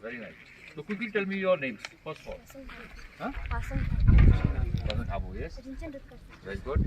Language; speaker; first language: English; non-native, local second language; Hindi